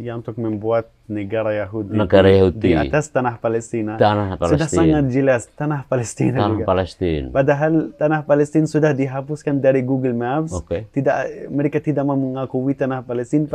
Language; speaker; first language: Indonesian; non-native, fluent; Arabic